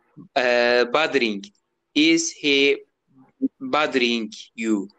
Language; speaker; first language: English; non-native, learner; Turkish